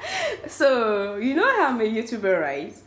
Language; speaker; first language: English; non-native, local second language; French